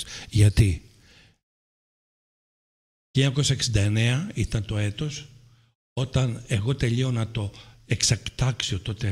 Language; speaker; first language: Greek; native; Greek